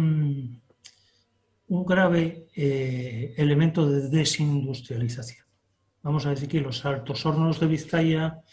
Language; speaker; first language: Spanish; native; Spanish